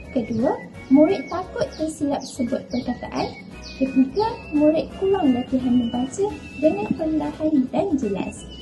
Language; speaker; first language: Malay; native; Malay